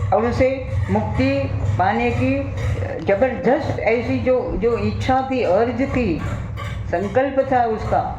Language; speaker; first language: Hindi; non-native, local second language; Gujarati